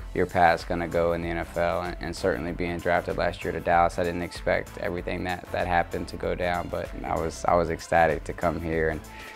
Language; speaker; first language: English; native; English